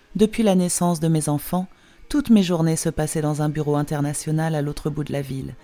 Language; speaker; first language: French; non-native, fluent; Polish